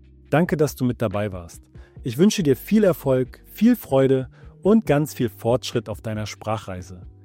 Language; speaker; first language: German; native; German